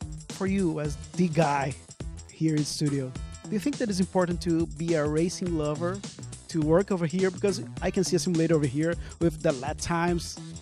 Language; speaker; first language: English; non-native, fluent; Portuguese